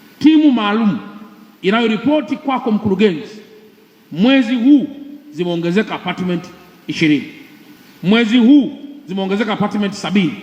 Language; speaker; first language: Swahili; native; Swahili